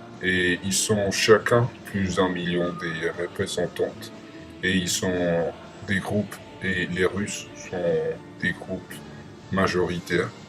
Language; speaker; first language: French; non-native, learner; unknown